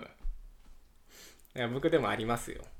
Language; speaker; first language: Japanese; native; Japanese